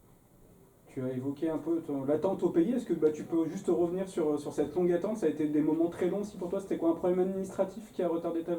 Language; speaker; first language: French; native; French